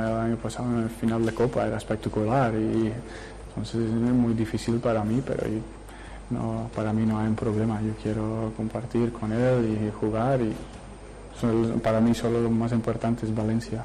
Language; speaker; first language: Spanish; non-native, learner; Dutch